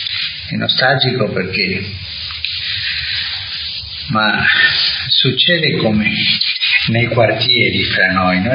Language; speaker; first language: Italian; non-native, fluent; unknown